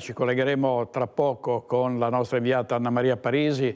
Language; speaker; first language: Italian; native; Italian